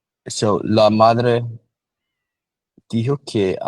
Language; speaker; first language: Spanish; non-native, learner; English